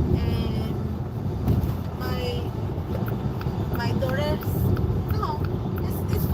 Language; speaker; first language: English; non-native, learner; Spanish